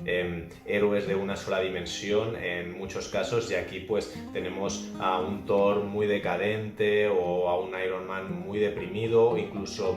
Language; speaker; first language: Spanish; native; Spanish